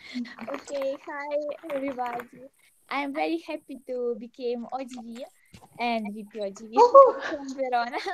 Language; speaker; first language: English; non-native, learner; Italian